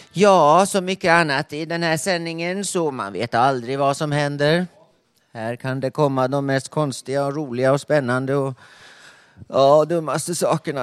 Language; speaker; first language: Swedish; native; Swedish